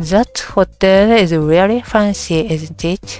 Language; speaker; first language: English; non-native, learner; Japanese